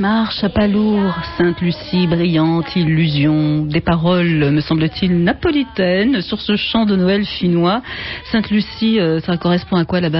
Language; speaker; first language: French; native; French